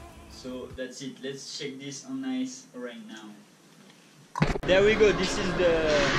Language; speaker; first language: English; non-native, fluent; French